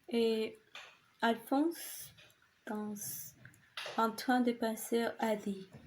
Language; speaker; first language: French; non-native, learner; Spanish